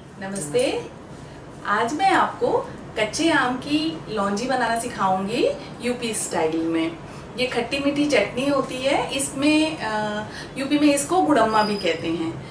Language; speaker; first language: Hindi; native; Hindi